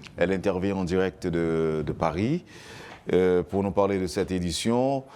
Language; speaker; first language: French; non-native, local second language; Haitian Creole